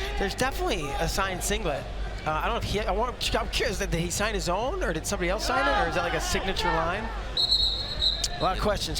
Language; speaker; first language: English; native; English